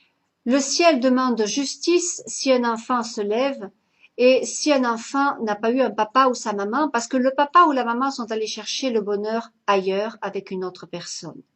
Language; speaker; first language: French; native; French